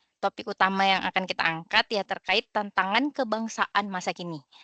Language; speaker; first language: Indonesian; native; Indonesian